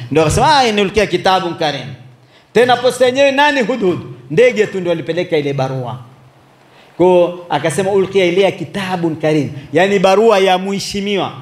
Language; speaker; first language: Swahili; native; Swahili